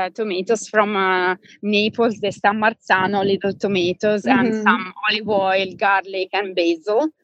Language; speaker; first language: English; non-native, fluent; Italian